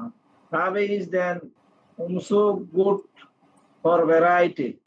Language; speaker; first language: German; non-native, learner; Bangla